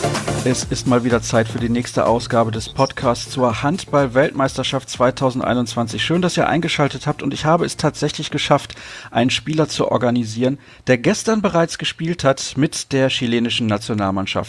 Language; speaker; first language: German; native; German